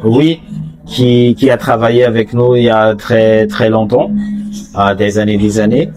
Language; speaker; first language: French; non-native, fluent; Chinese